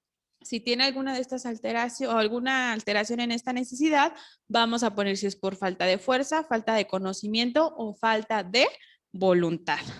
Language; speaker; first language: Spanish; native; Spanish